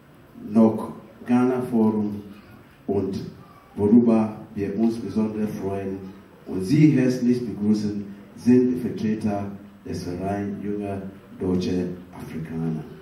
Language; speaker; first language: German; non-native, fluent; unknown